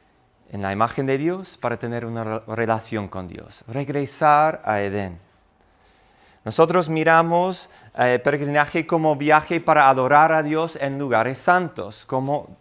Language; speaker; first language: Spanish; non-native, fluent; English